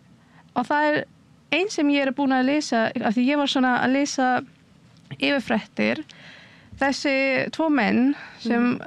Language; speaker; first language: Icelandic; non-native, learner; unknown